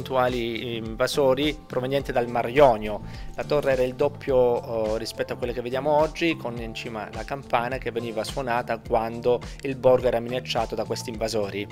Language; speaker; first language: Italian; native; Italian